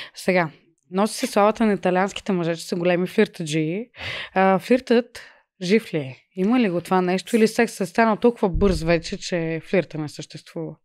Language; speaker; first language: Bulgarian; native; Bulgarian